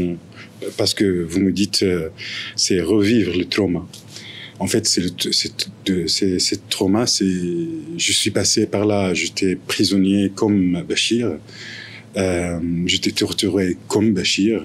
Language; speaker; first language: French; non-native, fluent; Arabic